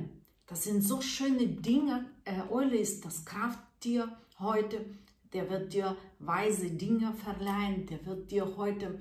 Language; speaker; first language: German; non-native, fluent; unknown